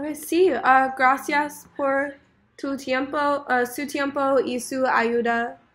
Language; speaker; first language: Spanish; non-native, learner; English